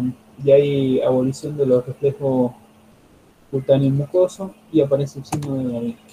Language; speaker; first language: Spanish; native; Spanish